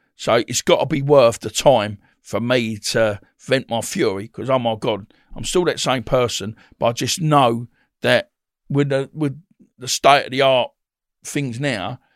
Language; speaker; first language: English; native; English